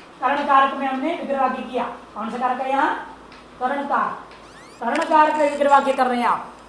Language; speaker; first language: Hindi; non-native, local second language; Marathi